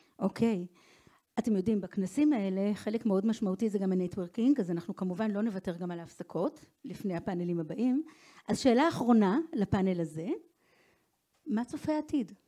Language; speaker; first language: Hebrew; native; Hebrew